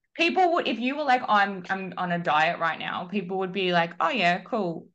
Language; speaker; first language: English; native; English